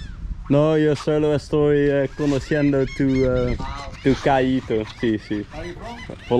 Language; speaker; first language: Spanish; non-native, learner; Dutch